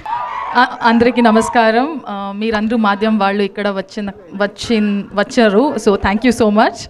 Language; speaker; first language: Telugu; non-native, local second language; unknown